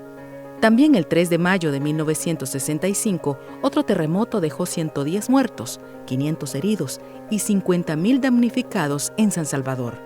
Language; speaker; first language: Spanish; native; Spanish